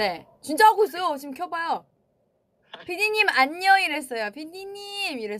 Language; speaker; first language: Korean; non-native, fluent; Chinese